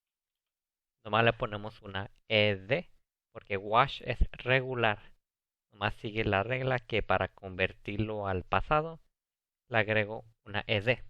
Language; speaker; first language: Spanish; early bilingual, heritage; Spanish